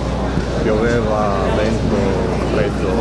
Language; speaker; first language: Italian; non-native, learner; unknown